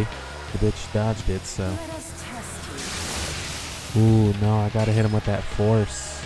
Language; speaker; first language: English; native; English